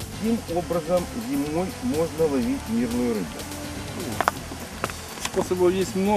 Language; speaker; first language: Russian; non-native, local second language; Ukrainian